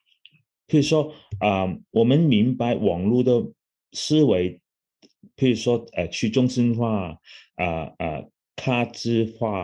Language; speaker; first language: Chinese; non-native, local second language; Cantonese